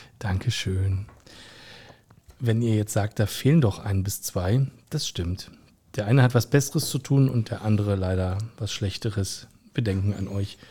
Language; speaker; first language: German; native; German